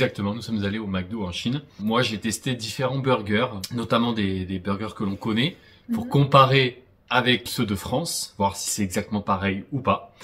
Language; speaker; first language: French; native; French